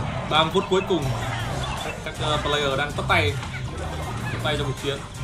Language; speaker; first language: Vietnamese; native; Vietnamese